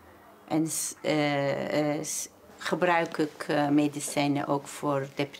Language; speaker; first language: Dutch; non-native, learner; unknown